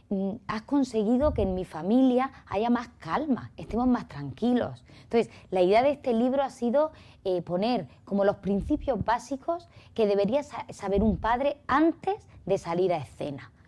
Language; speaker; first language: Spanish; native; Spanish